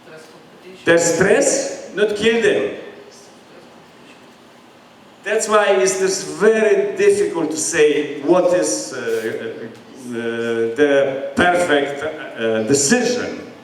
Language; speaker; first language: English; non-native, learner; Polish